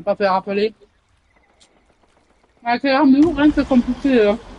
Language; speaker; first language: French; native; French